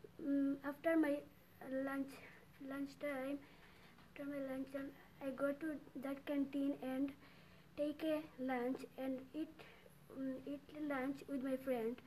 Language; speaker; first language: English; non-native, learner; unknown